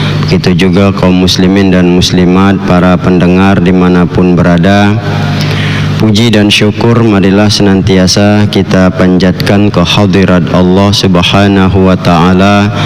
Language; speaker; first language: Indonesian; native; Indonesian